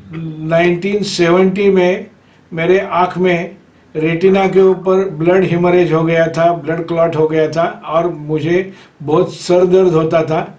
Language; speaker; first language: Hindi; non-native, local second language; Marathi